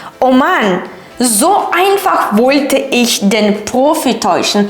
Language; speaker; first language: German; non-native, fluent; Ukrainian